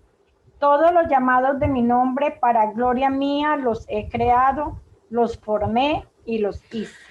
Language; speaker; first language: Spanish; native; Spanish